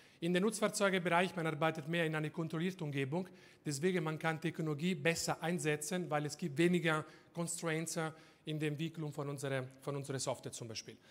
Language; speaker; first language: German; non-native, fluent; Italian